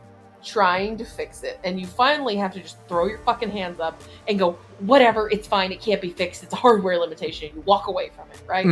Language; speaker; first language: English; native; English